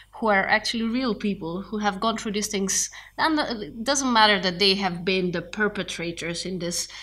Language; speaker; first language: English; non-native, fluent; Macedonian